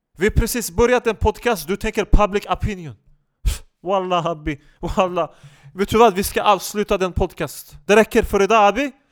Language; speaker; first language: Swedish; non-native, fluent; Turkish